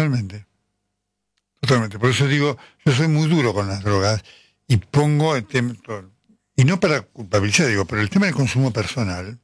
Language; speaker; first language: Spanish; native; Spanish